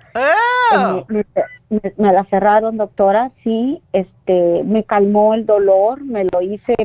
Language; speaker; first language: Spanish; native; Spanish